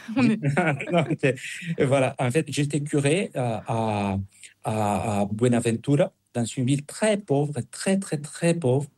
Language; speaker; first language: French; non-native, fluent; Spanish